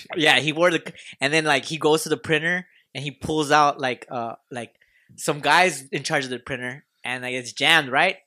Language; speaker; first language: English; early bilingual, other home language; Spanish